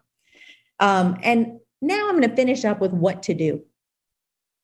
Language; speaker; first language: English; native; English